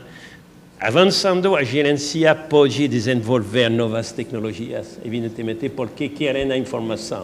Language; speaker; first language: Portuguese; non-native, learner; French